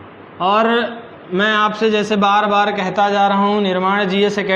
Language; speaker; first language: Hindi; native; Hindi